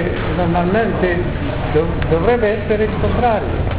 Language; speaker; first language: Italian; non-native, learner; French